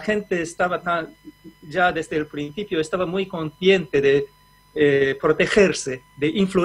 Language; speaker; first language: Spanish; non-native, fluent; Japanese